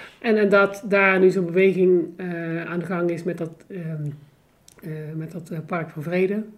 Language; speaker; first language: Dutch; native; Dutch